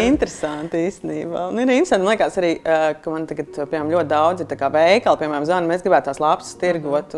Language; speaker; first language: Latvian; native; Latvian